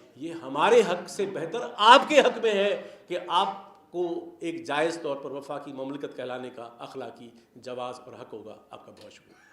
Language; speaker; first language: Urdu; non-native, local second language; Sindhi